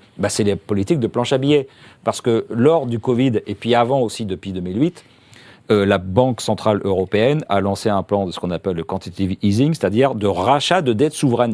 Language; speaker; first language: French; native; French